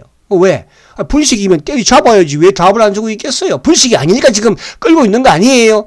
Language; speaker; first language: Korean; native; Korean